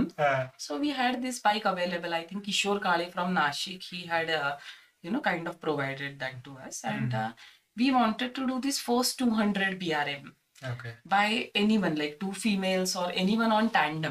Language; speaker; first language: English; non-native, local second language; Marathi